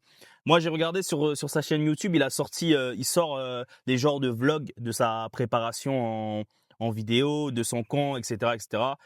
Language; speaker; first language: French; native; French